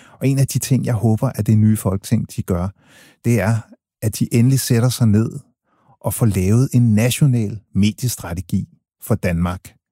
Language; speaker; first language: Danish; early bilingual, other home language; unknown